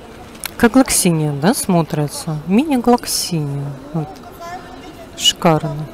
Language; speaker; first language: Russian; native; Russian